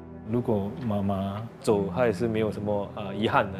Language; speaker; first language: Chinese; non-native, local second language; English